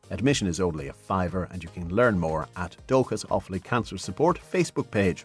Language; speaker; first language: English; native; English